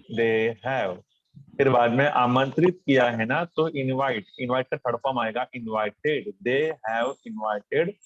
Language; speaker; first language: Hindi; non-native, local second language; Marathi